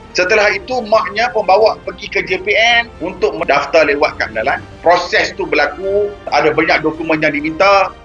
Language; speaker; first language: Malay; native; Malay